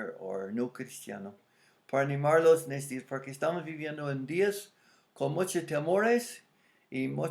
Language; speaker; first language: Spanish; non-native, fluent; English